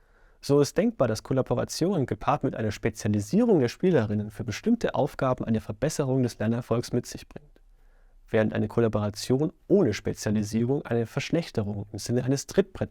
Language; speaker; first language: German; native; German